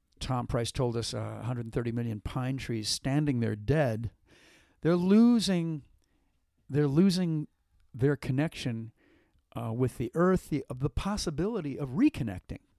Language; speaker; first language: English; native; English